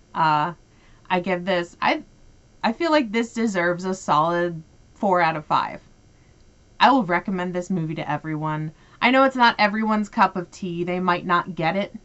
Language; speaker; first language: English; native; English